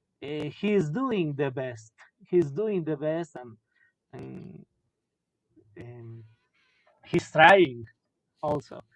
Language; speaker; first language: English; non-native, learner; Spanish